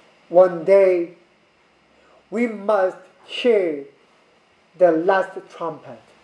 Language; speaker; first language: English; non-native, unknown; Korean